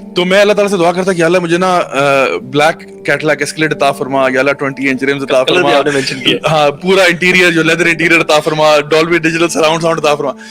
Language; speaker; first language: Urdu; early bilingual, heritage; Urdu